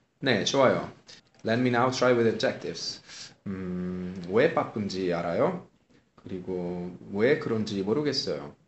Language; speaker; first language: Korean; non-native, fluent; Italian